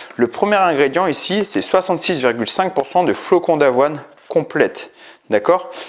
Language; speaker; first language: French; native; French